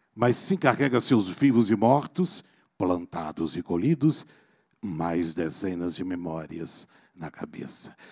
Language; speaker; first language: Portuguese; native; Portuguese